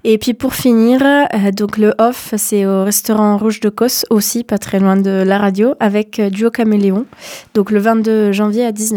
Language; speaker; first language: French; native; French